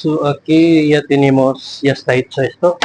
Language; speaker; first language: Spanish; non-native, learner; Filipino